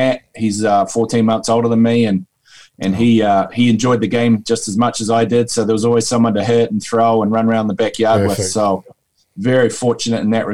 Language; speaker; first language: English; native; English